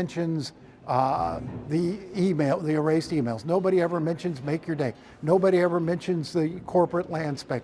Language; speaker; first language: English; native; English